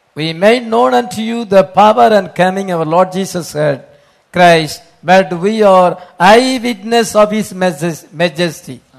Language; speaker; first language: English; non-native, local second language; Tamil